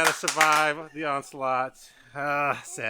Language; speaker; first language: English; native; English